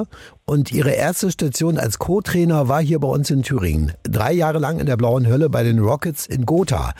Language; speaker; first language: German; native; German